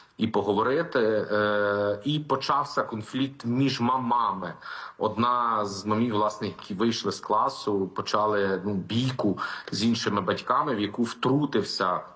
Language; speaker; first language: Ukrainian; native; Ukrainian